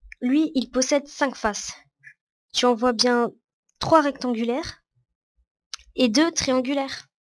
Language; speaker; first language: French; native; French